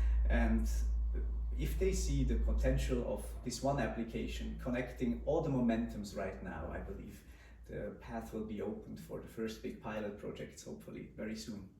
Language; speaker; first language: English; non-native, fluent; Swiss German